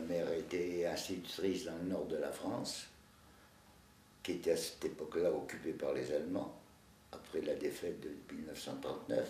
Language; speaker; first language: French; native; French